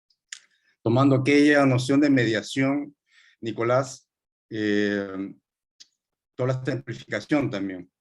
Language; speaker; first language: Spanish; native; Spanish